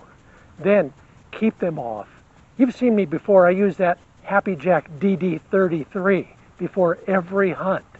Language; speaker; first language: English; native; English